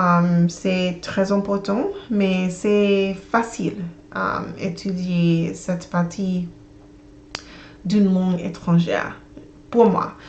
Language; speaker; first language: French; non-native, learner; English